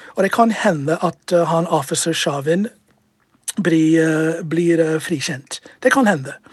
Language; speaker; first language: Norwegian; non-native, fluent; English